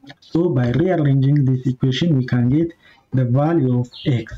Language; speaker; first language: English; non-native, local second language; Amharic